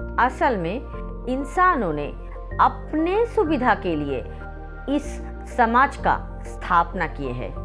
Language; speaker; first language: Hindi; non-native, local second language; Bangla